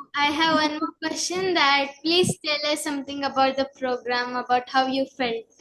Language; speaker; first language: English; non-native, local second language; Kannada